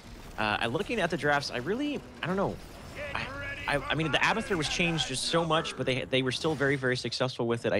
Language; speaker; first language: English; native; English